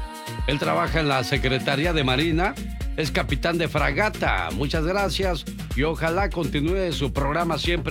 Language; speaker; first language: Spanish; native; Spanish